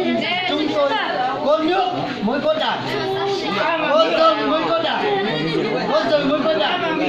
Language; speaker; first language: Vietnamese; non-native, local second language; Hmong